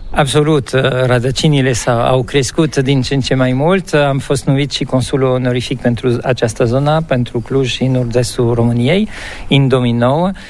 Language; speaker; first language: Romanian; non-native, fluent; French